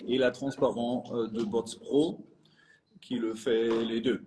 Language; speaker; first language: French; non-native, fluent; German